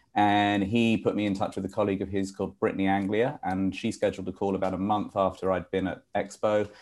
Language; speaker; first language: English; native; English